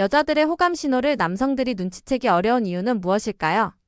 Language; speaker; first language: Korean; native; Korean